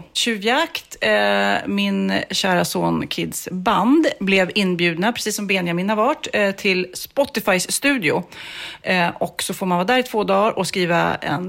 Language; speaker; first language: Swedish; native; Swedish